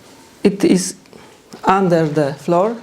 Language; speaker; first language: English; non-native, fluent; Polish